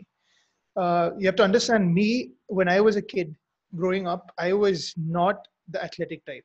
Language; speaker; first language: English; non-native, local second language; Mizo